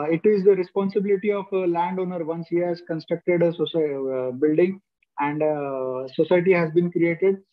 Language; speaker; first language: English; non-native, local second language; Marathi